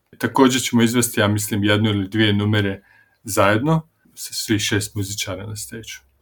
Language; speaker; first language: Serbian; native; Serbian